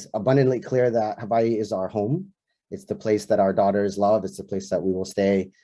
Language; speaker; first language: English; native; English